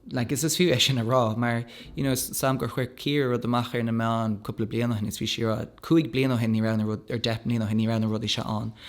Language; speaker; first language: Irish; non-native, local second language; English